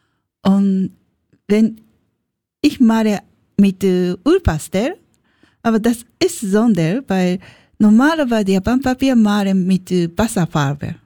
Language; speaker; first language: German; non-native, learner; Japanese